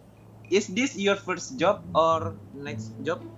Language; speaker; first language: English; non-native, learner; Indonesian